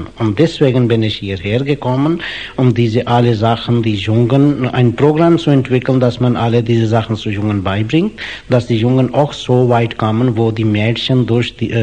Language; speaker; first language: German; non-native, fluent; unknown